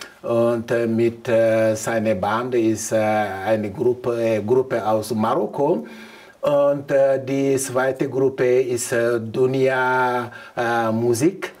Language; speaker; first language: German; non-native, learner; Mandingo